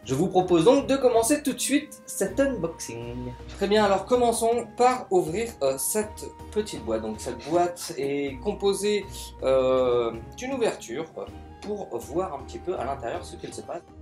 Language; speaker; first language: French; native; French